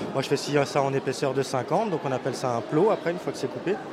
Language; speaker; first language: French; native; French